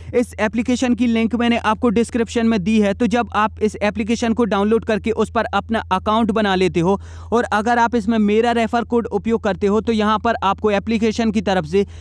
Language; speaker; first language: Hindi; native; Hindi